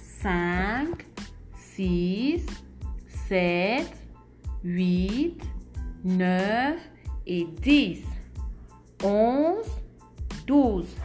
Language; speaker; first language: French; non-native, fluent; Spanish